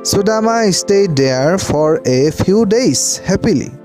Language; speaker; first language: English; non-native, local second language; Assamese